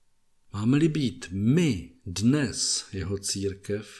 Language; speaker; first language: Czech; native; Czech